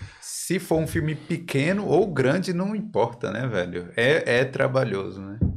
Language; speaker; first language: Portuguese; native; Portuguese